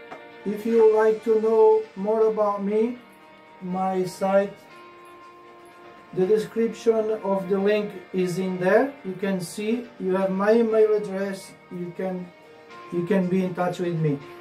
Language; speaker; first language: English; non-native, learner; Portuguese